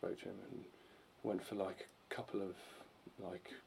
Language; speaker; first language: English; native; English